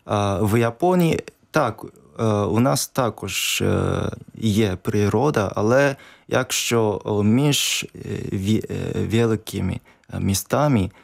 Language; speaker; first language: Ukrainian; non-native, learner; Japanese